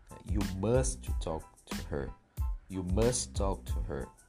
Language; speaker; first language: English; non-native, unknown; Portuguese